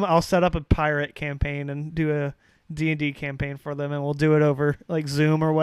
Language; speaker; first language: English; native; English